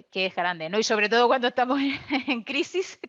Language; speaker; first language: Spanish; native; Spanish